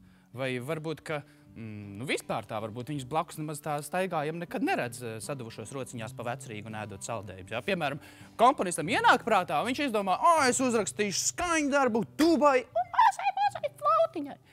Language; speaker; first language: Latvian; native; Latvian